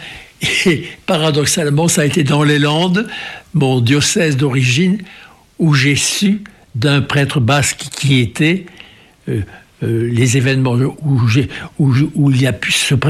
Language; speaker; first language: French; native; French